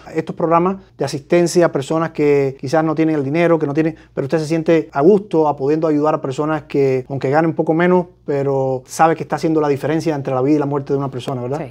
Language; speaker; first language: Spanish; native; Spanish